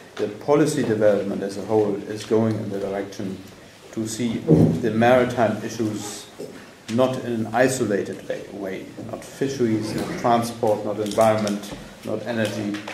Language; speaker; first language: English; non-native, fluent; German